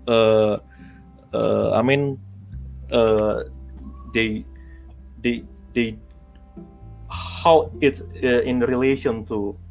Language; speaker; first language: English; non-native, learner; Indonesian